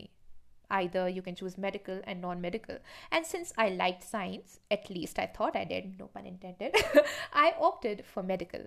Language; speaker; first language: English; non-native, local second language; Hindi